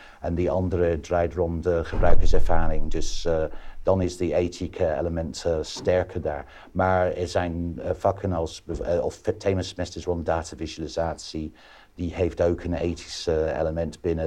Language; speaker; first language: Dutch; non-native, fluent; English